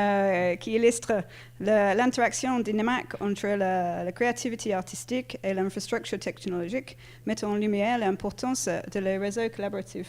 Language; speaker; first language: French; non-native, fluent; English